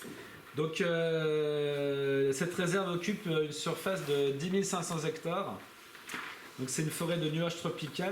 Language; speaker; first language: French; native; French